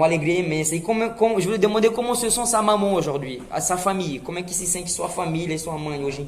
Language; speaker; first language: Portuguese; native; Portuguese